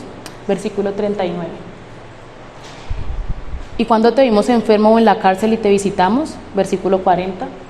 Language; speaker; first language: Spanish; native; Spanish